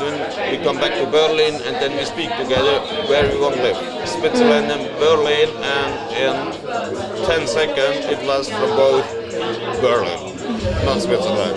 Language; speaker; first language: English; non-native, learner; Swiss German